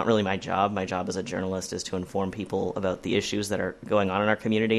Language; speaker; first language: English; native; English